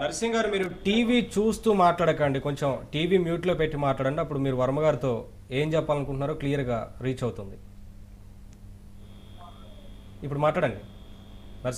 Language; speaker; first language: Telugu; native; Telugu